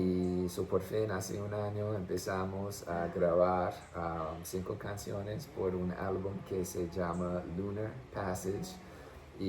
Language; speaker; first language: Spanish; non-native, fluent; English